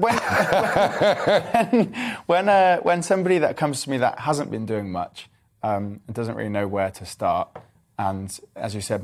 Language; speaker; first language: English; native; English